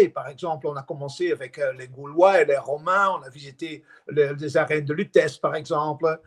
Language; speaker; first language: French; non-native, fluent; Dutch